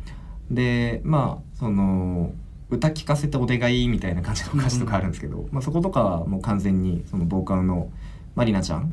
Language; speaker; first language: Japanese; native; Japanese